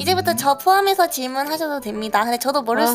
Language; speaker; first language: Korean; native; Korean